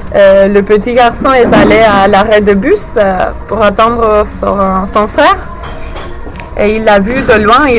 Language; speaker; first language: French; non-native, learner; English